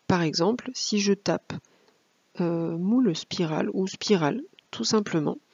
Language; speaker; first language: French; native; French